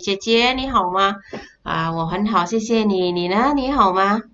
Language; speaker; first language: Chinese; non-native, local second language; Malay